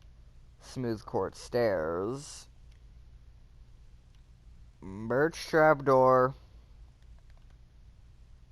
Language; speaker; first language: English; native; English